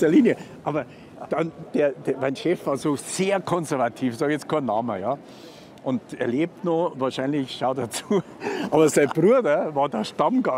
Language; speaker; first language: German; native; German